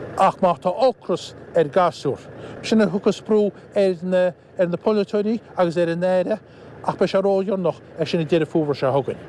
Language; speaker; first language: Irish; native; Irish